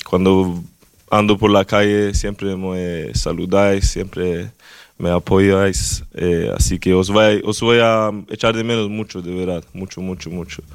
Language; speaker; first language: Spanish; non-native, fluent; Swedish